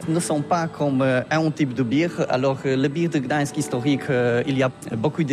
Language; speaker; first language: French; non-native, learner; Polish